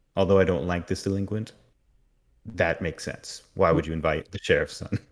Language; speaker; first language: English; native; English